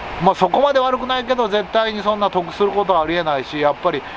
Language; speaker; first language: Japanese; native; Japanese